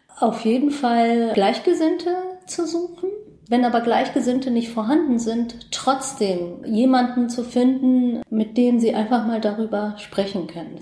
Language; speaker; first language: German; early bilingual, other home language; Kurdish